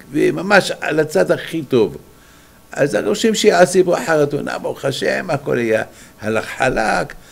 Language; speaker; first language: Hebrew; non-native, fluent; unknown